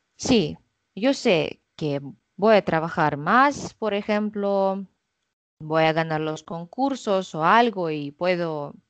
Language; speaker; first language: Spanish; non-native, fluent; Russian